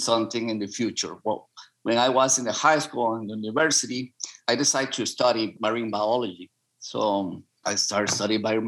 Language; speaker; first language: English; non-native, learner; Spanish